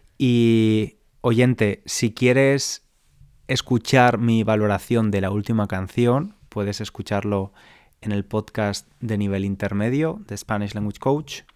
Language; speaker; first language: Spanish; native; Spanish